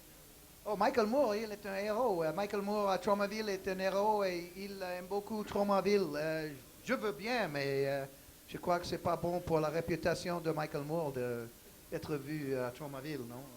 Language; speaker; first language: French; non-native, learner; English